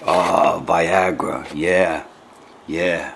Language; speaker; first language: English; native; English